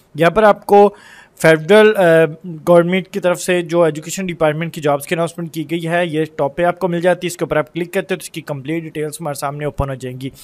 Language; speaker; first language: Urdu; non-native, local second language; Punjabi